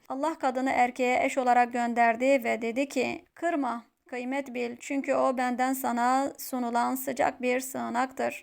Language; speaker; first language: Turkish; native; Turkish